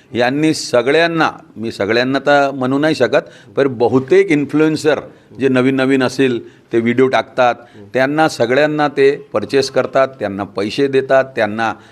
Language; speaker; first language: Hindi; non-native, local second language; Sindhi